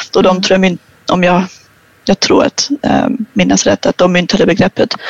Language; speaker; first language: Swedish; non-native, fluent; German